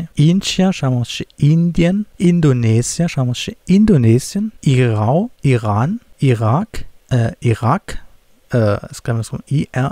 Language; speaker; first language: Portuguese; non-native, fluent; German